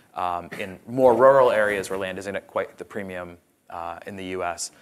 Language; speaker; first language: English; native; English